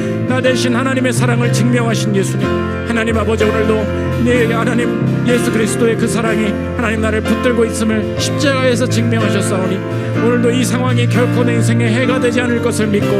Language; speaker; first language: Korean; native; Korean